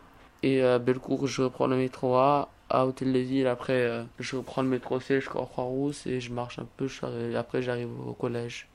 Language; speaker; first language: French; early bilingual, other home language; Albanian